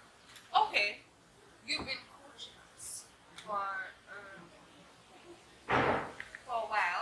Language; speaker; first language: English; non-native, local second language; Swahili